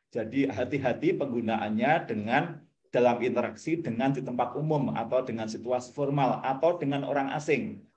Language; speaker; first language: Indonesian; non-native, local second language; Javanese